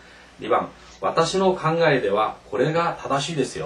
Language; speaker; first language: Japanese; non-native, fluent; Korean